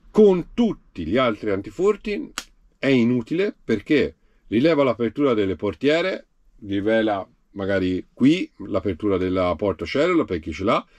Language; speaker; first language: Italian; native; Italian